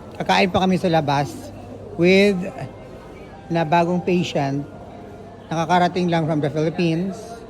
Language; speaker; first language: Filipino; native; Filipino